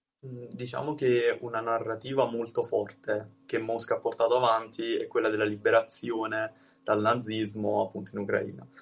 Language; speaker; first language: Italian; native; Italian